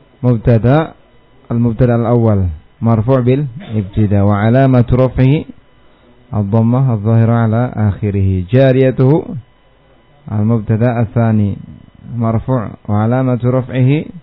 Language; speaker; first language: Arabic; non-native, fluent; Indonesian